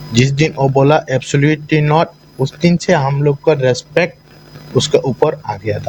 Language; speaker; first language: Hindi; non-native, fluent; Bangla